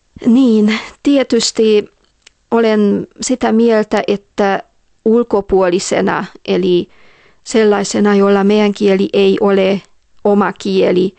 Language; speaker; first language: Finnish; non-native, fluent; Hungarian